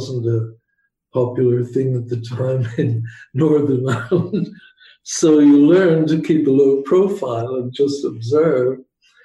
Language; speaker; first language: English; native; English